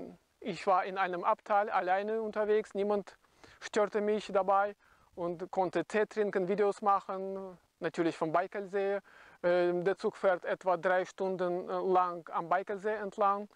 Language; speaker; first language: German; non-native, fluent; Russian